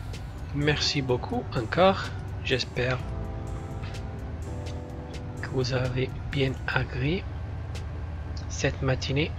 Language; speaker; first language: French; non-native, fluent; Italian